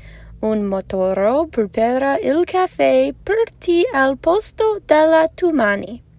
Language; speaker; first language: Italian; non-native, learner; English